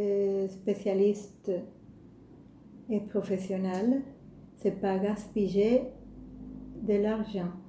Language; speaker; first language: French; non-native, fluent; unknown